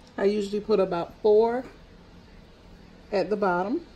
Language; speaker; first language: English; native; English